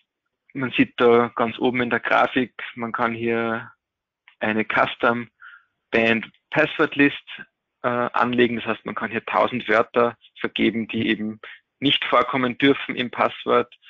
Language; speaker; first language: German; native; German